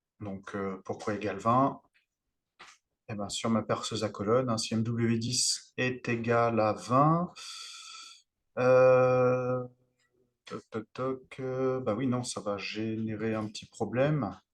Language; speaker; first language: French; native; French